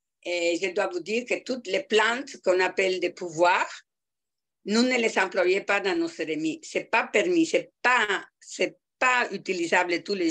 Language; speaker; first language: French; non-native, fluent; Spanish